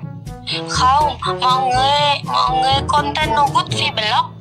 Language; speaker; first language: Vietnamese; non-native, learner; Indonesian